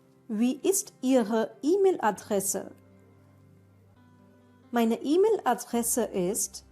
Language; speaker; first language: German; non-native, fluent; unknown